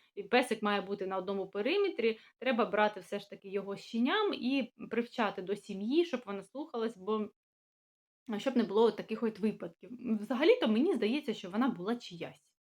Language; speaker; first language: Ukrainian; native; Ukrainian